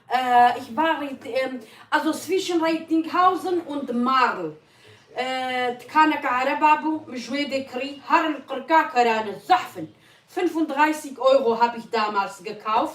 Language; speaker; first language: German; non-native, learner; Kurdish